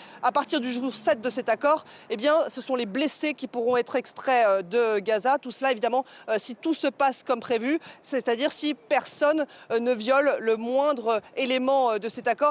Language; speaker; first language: French; native; French